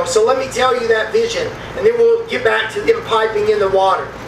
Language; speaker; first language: English; native; English